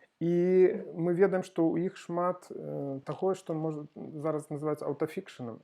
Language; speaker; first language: Belarusian; non-native, local second language; Russian